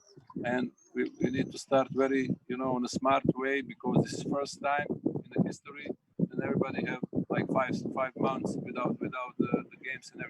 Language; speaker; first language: English; non-native, learner; Serbian